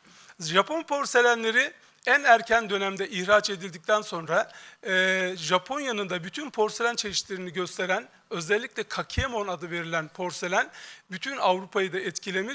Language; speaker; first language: Turkish; native; Turkish